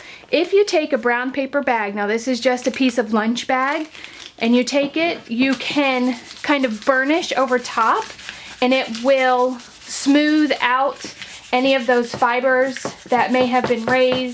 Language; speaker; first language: English; native; English